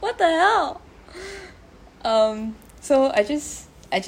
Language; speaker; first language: English; non-native, local second language; Chinese